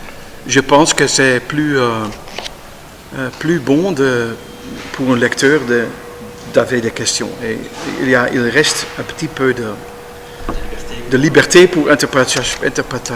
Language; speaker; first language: French; non-native, learner; Dutch